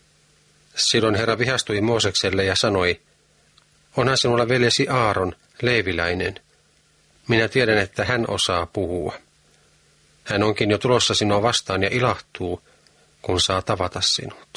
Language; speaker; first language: Finnish; native; Finnish